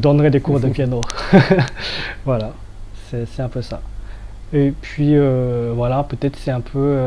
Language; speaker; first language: French; non-native, fluent; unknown